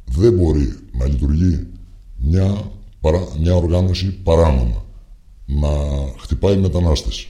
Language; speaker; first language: Greek; native; Greek